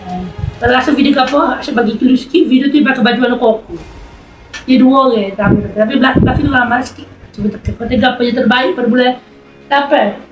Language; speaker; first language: Malay; native; Malay